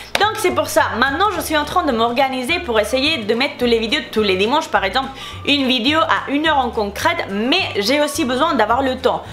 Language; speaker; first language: French; non-native, fluent; Spanish